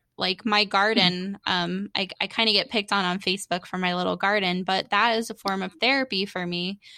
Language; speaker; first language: English; native; English